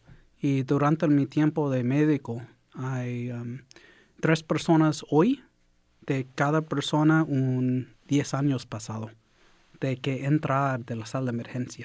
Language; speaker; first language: Spanish; early bilingual, heritage; English